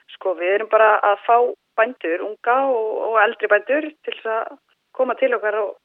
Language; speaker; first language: Icelandic; native; Icelandic